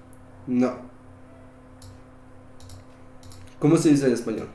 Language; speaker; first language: Spanish; non-native, learner; French